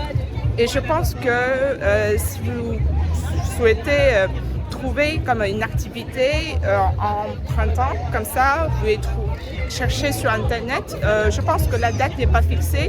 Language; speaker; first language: French; non-native, learner; Vietnamese